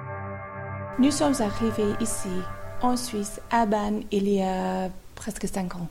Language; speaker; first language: French; non-native, fluent; English